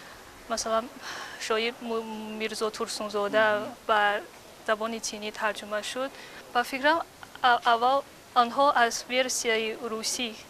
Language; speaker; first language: Persian; non-native, fluent; Chinese